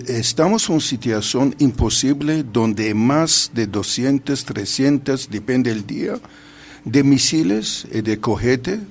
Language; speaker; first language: Spanish; non-native, fluent; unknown